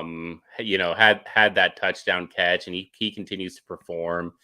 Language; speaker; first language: English; native; English